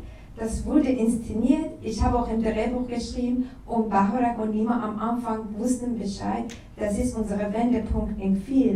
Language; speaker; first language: German; non-native, learner; Persian